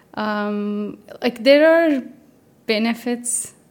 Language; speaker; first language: English; non-native, fluent; Turkish